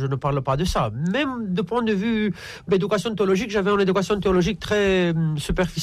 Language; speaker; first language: French; non-native, fluent; Romanian